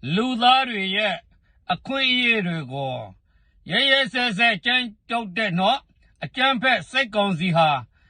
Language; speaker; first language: Burmese; native; Burmese